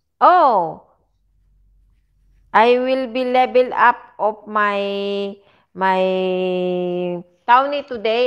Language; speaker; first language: English; non-native, learner; Filipino